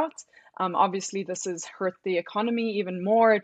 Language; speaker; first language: English; native; English